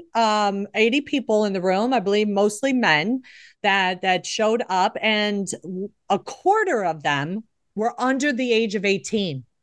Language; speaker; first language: English; native; English